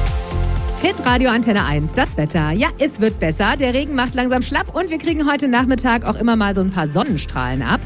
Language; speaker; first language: German; native; German